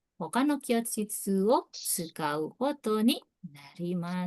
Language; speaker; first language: Japanese; non-native, fluent; Indonesian